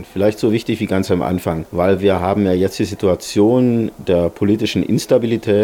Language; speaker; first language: German; native; German